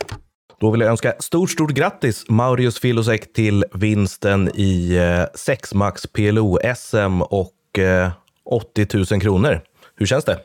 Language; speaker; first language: Swedish; native; Swedish